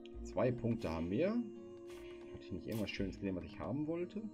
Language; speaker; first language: German; native; German